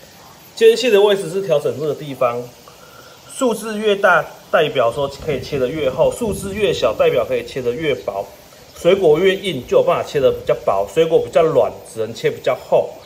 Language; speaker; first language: Chinese; native; Chinese